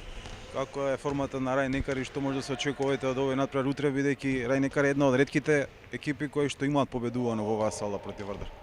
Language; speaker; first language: Macedonian; native; Macedonian